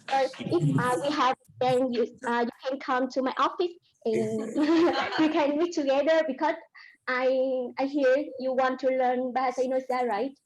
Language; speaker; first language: English; non-native, fluent; Vietnamese